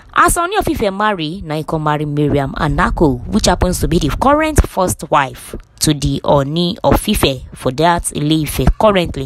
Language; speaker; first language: Nigerian Pidgin; non-native, local second language; Yoruba